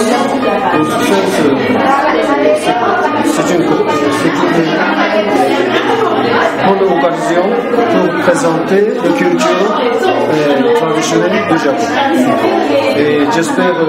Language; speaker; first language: French; non-native, learner; Japanese